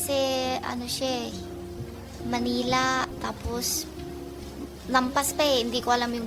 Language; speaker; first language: Filipino; non-native, learner; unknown